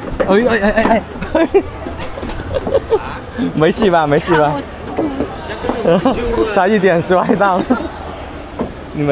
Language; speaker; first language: Chinese; non-native, fluent; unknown